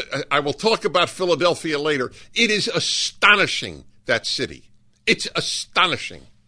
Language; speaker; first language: English; native; English